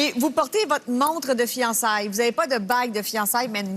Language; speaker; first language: French; native; French